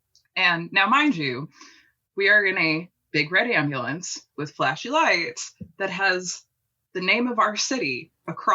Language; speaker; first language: English; native; English